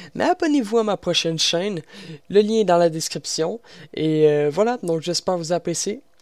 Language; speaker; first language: French; native; French